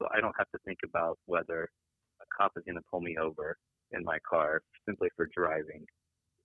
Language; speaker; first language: English; native; English